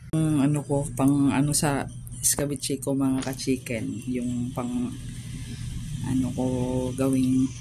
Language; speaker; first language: Filipino; non-native, local second language; Cebuano